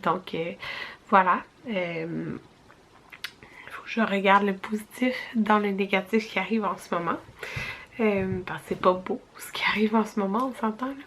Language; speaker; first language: French; native; French